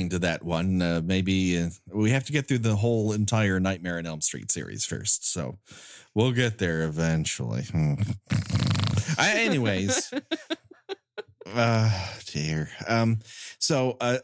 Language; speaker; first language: English; native; English